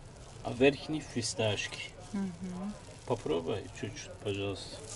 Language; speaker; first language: Russian; non-native, learner; Turkish